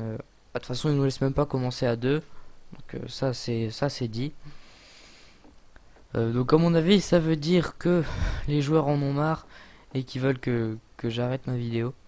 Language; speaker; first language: French; native; French